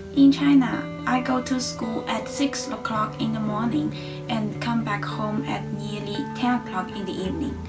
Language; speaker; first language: English; non-native, learner; Chinese